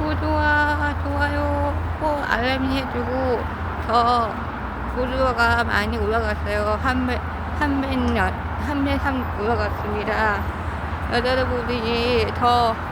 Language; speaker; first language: Korean; non-native, learner; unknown